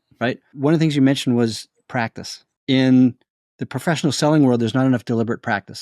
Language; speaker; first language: English; native; English